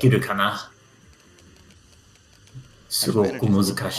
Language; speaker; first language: Japanese; non-native, learner; English